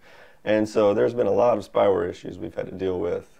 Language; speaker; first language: English; native; English